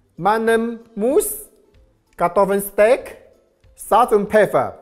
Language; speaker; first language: German; non-native, learner; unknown